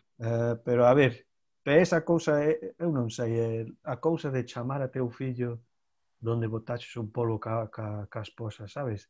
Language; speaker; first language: Galician; native; Galician